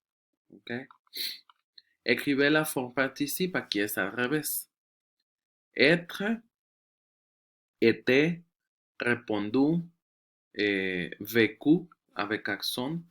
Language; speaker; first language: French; non-native, fluent; Spanish